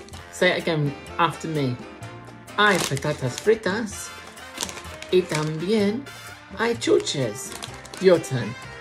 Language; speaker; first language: Spanish; non-native, fluent; English